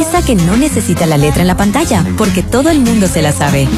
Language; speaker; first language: Spanish; native; Spanish